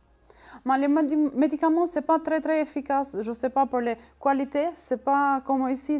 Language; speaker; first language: French; non-native, learner; Albanian